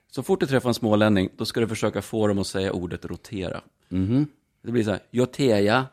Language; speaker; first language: Swedish; native; Swedish